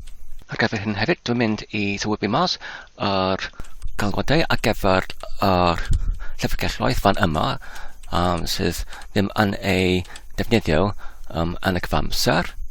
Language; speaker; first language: Welsh; non-native, learner; English